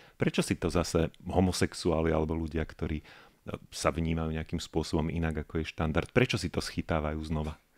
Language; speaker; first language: Slovak; native; Slovak